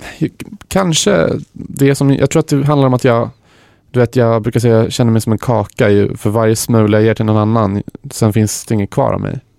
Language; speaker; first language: Swedish; native; Swedish